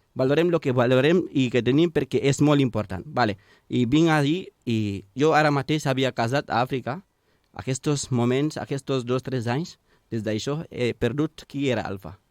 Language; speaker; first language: Catalan; non-native, fluent; Fula